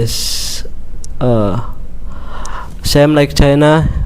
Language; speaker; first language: English; non-native, learner; Indonesian